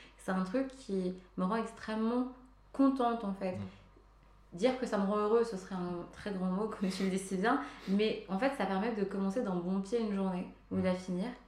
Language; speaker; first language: French; early bilingual, other home language; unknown